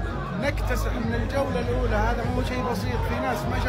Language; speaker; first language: Arabic; native; Arabic